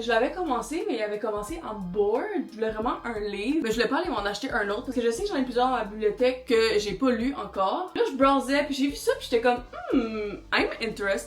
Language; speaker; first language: French; native; French